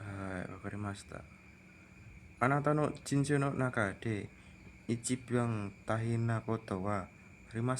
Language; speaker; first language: Japanese; non-native, fluent; Indonesian